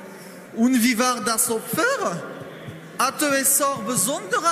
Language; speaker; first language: German; non-native, learner; French